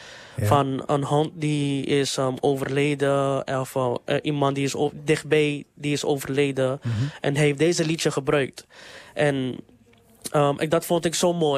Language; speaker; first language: Dutch; non-native, local second language; English